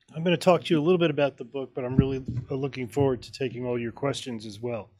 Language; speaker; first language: English; native; English